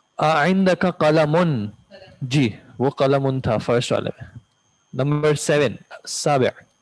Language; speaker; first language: Urdu; native; Urdu